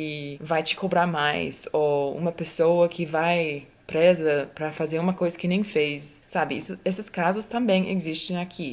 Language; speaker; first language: Portuguese; non-native, fluent; English